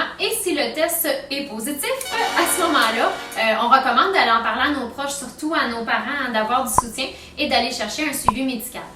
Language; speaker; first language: French; native; French